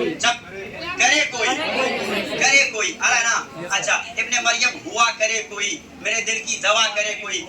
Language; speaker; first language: Urdu; native; Urdu